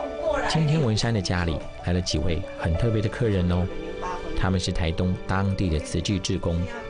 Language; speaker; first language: Chinese; native; Chinese